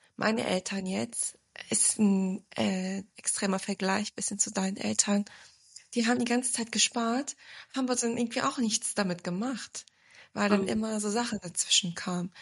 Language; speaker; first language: German; early bilingual, other home language; Turkish